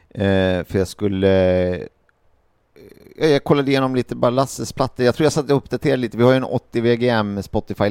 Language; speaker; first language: Swedish; native; Swedish